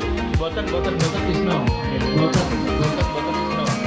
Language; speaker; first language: English; non-native, learner; Indonesian